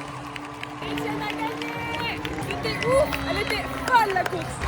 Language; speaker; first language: French; native; French